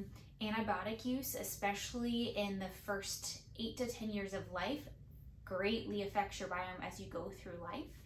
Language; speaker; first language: English; native; English